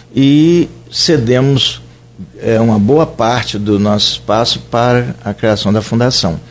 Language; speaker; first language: Portuguese; native; Portuguese